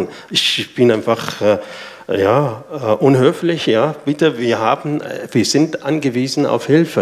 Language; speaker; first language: German; non-native, fluent; Arabic